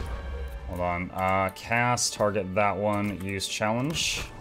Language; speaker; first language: English; native; English